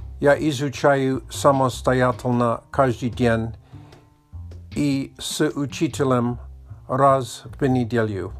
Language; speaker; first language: Polish; non-native, learner; Russian